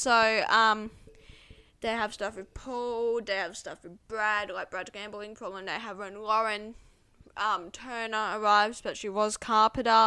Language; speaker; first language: English; native; English